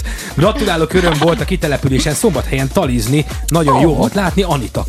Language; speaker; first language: Hungarian; native; Hungarian